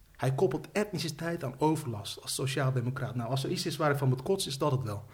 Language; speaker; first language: Dutch; early bilingual, other home language; Turkish